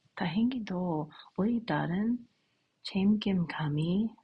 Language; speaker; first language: Korean; non-native, learner; English